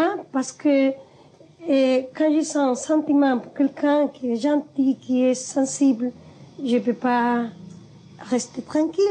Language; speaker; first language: French; non-native, learner; Spanish